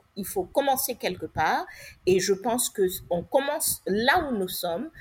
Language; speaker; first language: French; non-native, local second language; English